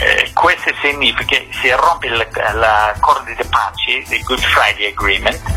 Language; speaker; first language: Italian; non-native, fluent; English